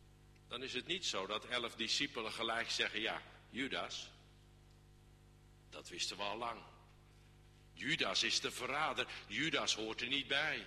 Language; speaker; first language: Dutch; native; Dutch